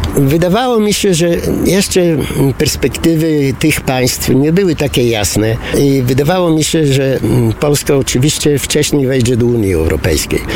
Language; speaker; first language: Polish; non-native, fluent; Bulgarian